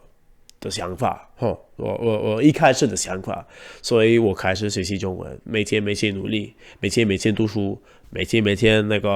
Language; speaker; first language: Chinese; non-native, learner; Spanish